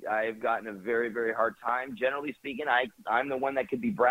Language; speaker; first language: English; early bilingual, other home language; Spanish